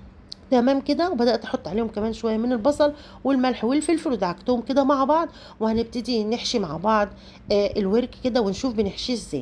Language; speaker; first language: Arabic; native; Arabic